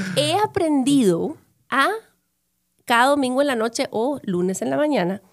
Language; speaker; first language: Spanish; native; Spanish